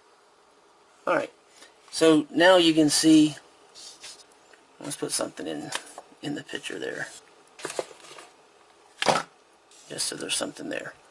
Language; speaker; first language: English; native; English